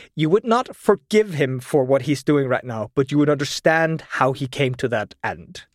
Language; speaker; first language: English; non-native, fluent; German